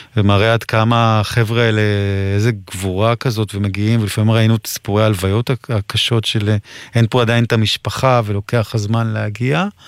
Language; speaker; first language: Hebrew; native; Hebrew